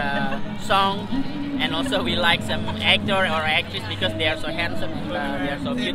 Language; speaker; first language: English; non-native, learner; Indonesian